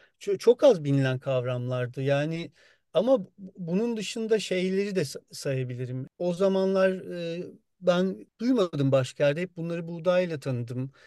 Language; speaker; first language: Turkish; native; Turkish